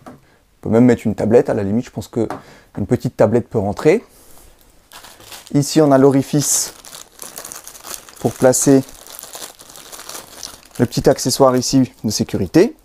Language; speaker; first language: French; native; French